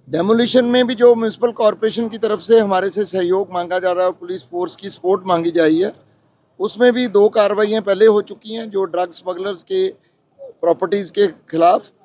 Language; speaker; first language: Hindi; non-native, local second language; Punjabi